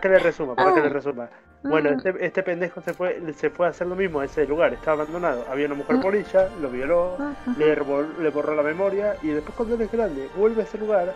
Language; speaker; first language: Spanish; native; Spanish